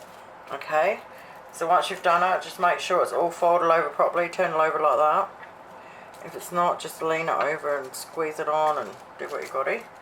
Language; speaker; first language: English; native; English